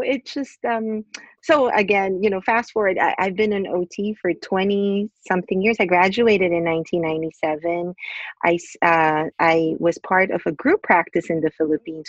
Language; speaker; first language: English; non-native, local second language; Filipino